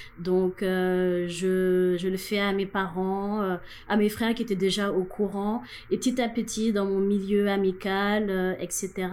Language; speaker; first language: French; non-native, local second language; Wolof